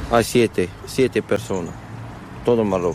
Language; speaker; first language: Spanish; non-native, learner; Arabic